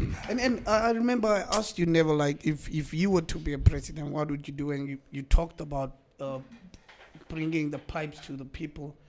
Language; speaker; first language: English; non-native, local second language; Afrikaans